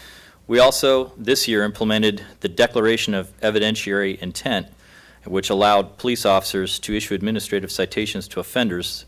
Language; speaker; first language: English; native; English